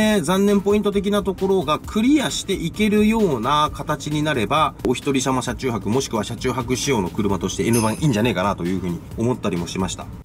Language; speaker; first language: Japanese; native; Japanese